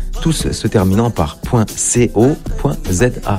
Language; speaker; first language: French; native; French